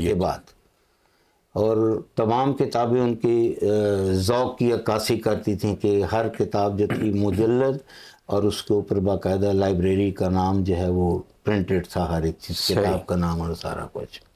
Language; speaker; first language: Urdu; non-native, local second language; Punjabi